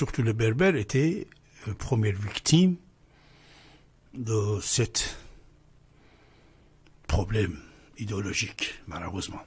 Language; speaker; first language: French; non-native, fluent; Persian